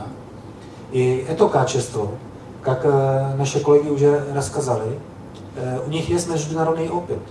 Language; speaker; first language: Russian; non-native, learner; Czech